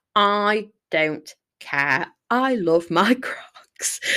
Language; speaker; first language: English; native; English